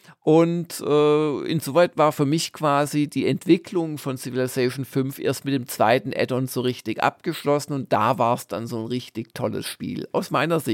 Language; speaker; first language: German; native; German